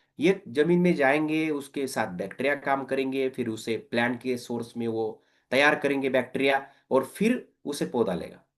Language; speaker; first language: Hindi; non-native, local second language; Marathi